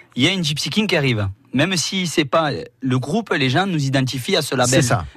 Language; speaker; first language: French; native; French